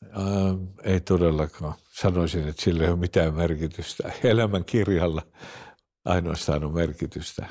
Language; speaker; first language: Finnish; early bilingual, heritage; Finnish